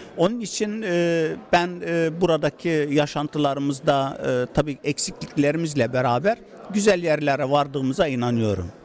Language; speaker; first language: Turkish; native; Turkish